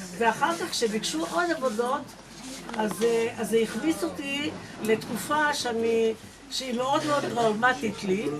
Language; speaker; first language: Hebrew; native; Hebrew